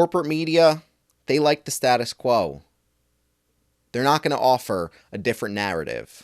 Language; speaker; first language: English; native; English